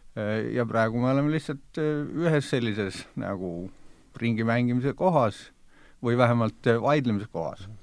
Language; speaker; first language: Estonian; native; Estonian